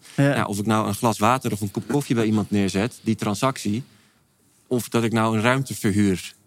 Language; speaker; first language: Dutch; native; Dutch